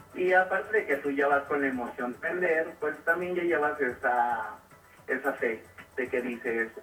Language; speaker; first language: Spanish; native; Spanish